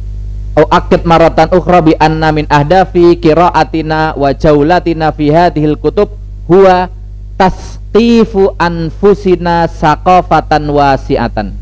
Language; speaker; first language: Arabic; non-native, fluent; Indonesian